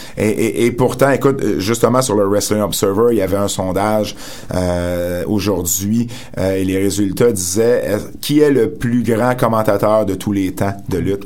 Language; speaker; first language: French; native; French